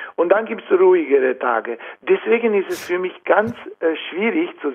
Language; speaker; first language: German; non-native, fluent; Italian